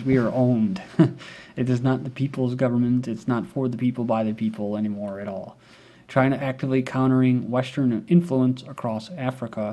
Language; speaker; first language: English; native; English